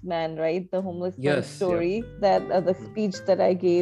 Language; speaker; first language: English; non-native, local second language; Hindi